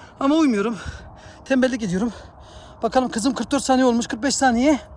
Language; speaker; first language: Turkish; early bilingual, heritage; Turkish